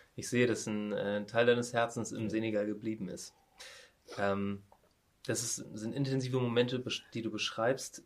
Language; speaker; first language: German; native; German